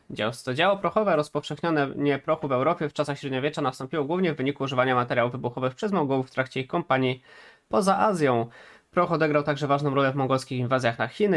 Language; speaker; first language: Polish; native; Polish